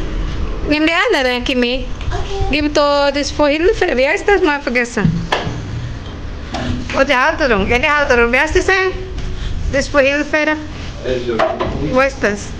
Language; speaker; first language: German; non-native, learner; Indonesian